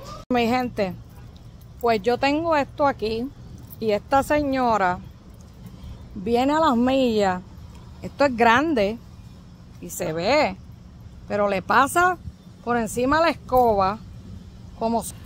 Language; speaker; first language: Spanish; native; Spanish